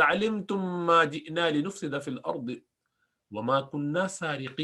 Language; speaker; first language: Arabic; non-native, fluent; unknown